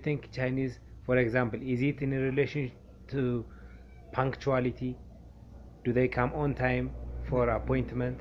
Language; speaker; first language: English; non-native, local second language; Amharic